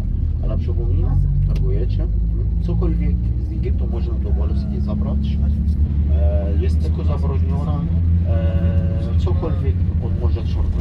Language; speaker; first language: Polish; non-native, learner; Arabic